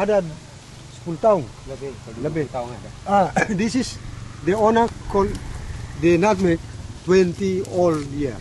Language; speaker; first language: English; non-native, learner; Indonesian